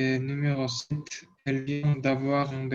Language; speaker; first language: French; non-native, learner; Russian